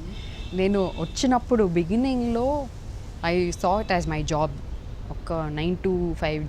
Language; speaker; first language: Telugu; non-native, learner; Tamil